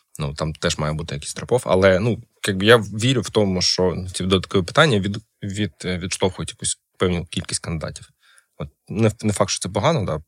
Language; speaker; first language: Ukrainian; non-native, local second language; Russian